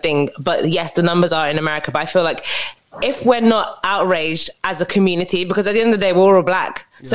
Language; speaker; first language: English; native; English